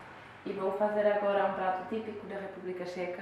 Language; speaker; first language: Portuguese; non-native, fluent; Czech